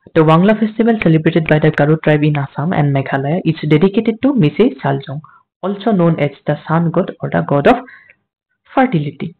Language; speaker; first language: English; non-native, local second language; Assamese